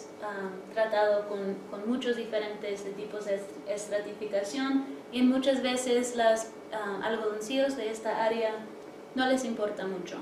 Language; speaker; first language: Spanish; early bilingual, heritage; English